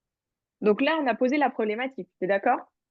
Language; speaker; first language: French; native; French